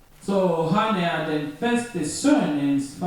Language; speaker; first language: Danish; non-native, learner; French